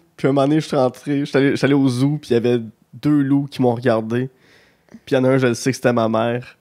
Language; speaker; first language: French; native; French